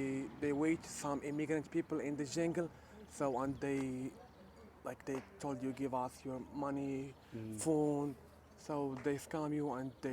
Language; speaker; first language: English; non-native, learner; Arabic